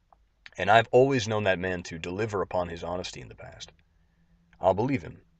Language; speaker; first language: English; native; English